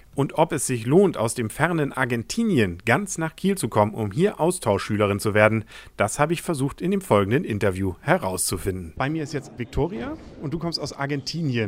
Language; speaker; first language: German; native; German